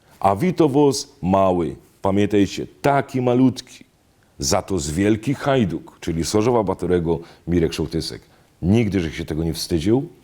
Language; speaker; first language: Polish; native; Polish